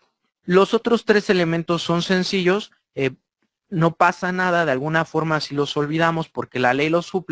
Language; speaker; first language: Spanish; native; Spanish